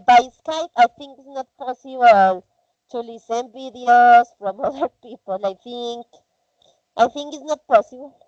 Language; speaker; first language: English; non-native, learner; Spanish